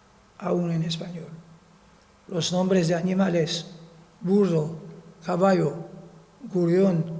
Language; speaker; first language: Spanish; non-native, fluent; Arabic